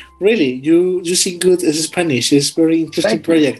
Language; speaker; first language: English; non-native, learner; Spanish